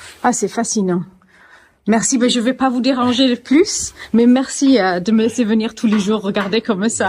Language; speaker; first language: French; non-native, fluent; English